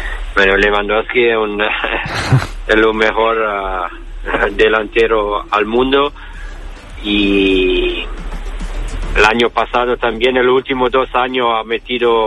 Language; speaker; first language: Spanish; non-native, learner; Italian